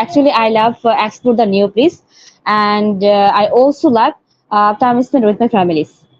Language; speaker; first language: English; non-native, learner; Bangla